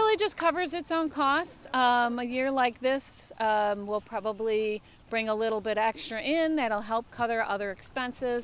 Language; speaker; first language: English; native; English